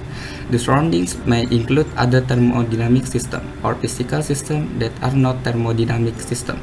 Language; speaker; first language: English; non-native, learner; Indonesian